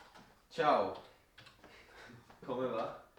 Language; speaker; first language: Italian; non-native, learner; Polish